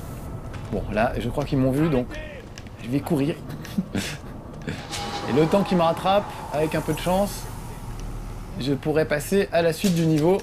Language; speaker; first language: French; native; French